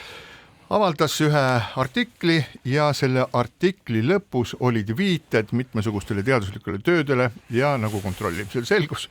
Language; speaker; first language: Estonian; native; Estonian